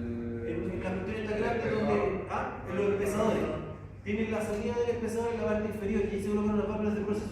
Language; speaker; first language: Spanish; native; Spanish